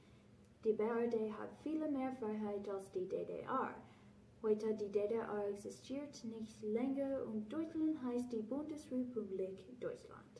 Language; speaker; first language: German; non-native, learner; English